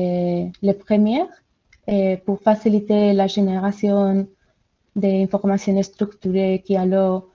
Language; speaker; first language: French; non-native, learner; Spanish